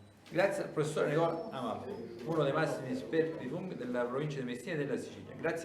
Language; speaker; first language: Italian; native; Italian